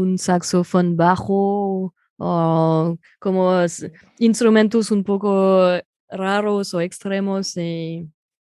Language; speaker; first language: Spanish; non-native, fluent; French